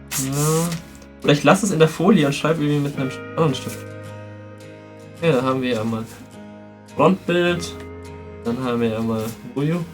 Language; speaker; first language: German; native; German